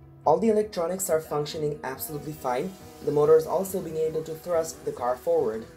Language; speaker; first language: English; non-native, fluent; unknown